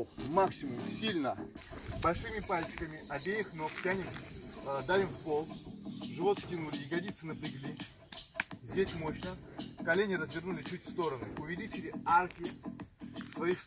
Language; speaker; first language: Russian; native; Russian